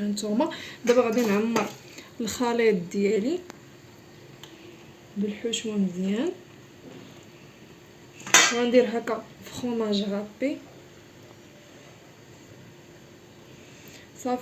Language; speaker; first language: Arabic; native; Arabic